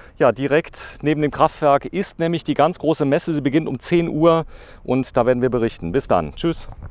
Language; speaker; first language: German; native; German